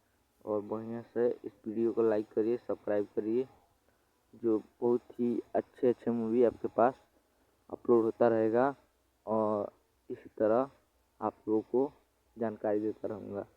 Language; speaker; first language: Hindi; non-native, local second language; Bhojpuri